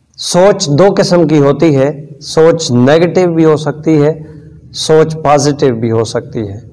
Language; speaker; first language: Urdu; non-native, local second language; Punjabi